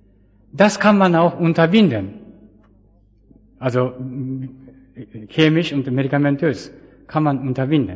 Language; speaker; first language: German; non-native, fluent; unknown